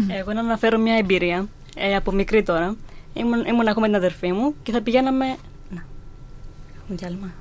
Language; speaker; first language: Greek; early bilingual, other home language; Urdu